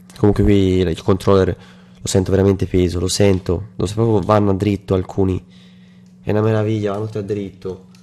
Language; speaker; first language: Italian; native; Italian